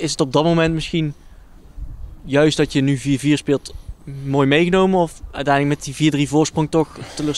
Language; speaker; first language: Dutch; native; Dutch